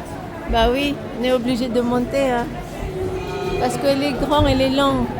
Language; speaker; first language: French; non-native, learner; Filipino